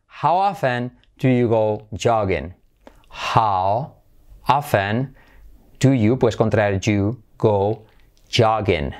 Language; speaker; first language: English; non-native, fluent; Spanish